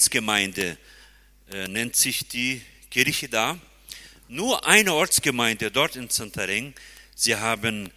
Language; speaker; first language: German; early bilingual, heritage; German